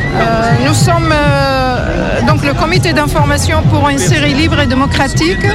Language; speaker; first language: French; non-native, fluent; Kurdish